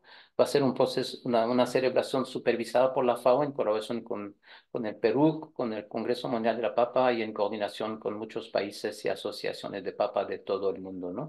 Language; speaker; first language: Spanish; non-native, fluent; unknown